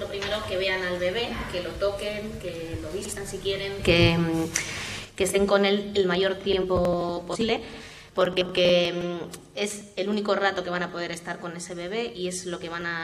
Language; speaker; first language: Spanish; native; Spanish